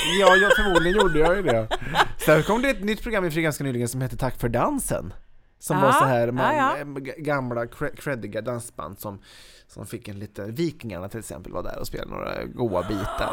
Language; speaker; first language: Swedish; native; Swedish